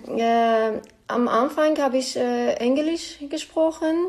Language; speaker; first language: German; non-native, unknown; Persian